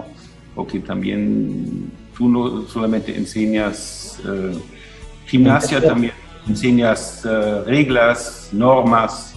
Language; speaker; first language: Spanish; non-native, fluent; German